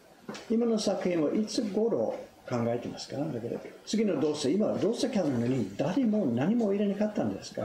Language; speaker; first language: Japanese; non-native, fluent; English